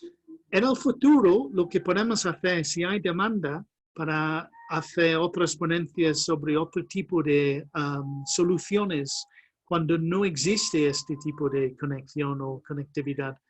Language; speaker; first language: Spanish; non-native, fluent; English